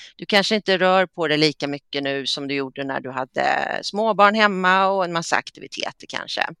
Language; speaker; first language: Swedish; native; Swedish